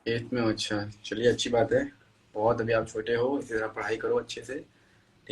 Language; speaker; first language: Hindi; native; Hindi